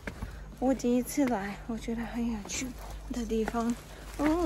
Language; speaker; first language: Chinese; non-native, learner; Russian